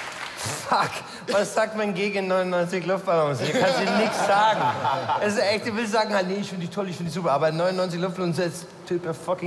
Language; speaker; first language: German; non-native, fluent; English